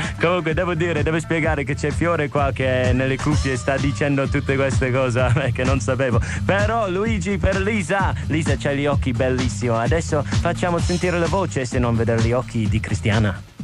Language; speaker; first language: Italian; non-native, fluent; English